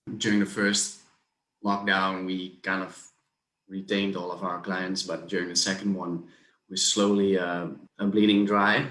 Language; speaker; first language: English; non-native, fluent; Dutch